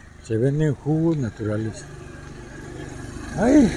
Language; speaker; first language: Spanish; native; Spanish